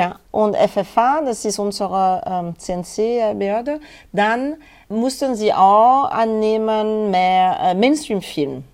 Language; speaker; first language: German; non-native, learner; French